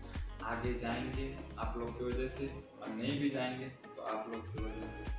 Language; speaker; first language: Hindi; non-native, local second language; Bangla